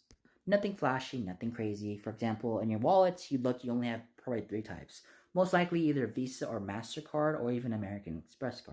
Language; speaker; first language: English; native; English